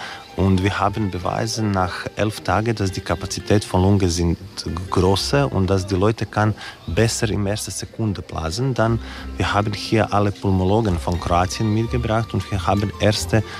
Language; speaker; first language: German; non-native, learner; Croatian